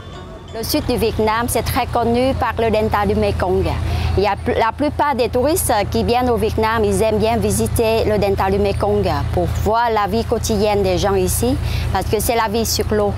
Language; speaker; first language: French; non-native, fluent; Vietnamese